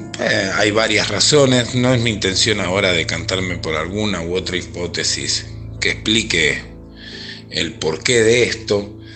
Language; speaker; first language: Spanish; native; Spanish